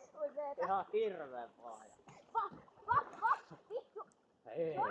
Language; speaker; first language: Finnish; native; Finnish